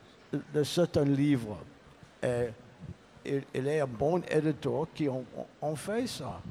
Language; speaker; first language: French; non-native, learner; English